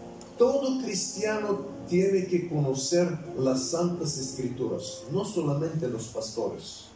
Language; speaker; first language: Spanish; non-native, fluent; Bulgarian